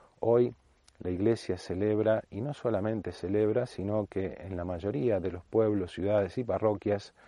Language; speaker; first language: Spanish; native; Spanish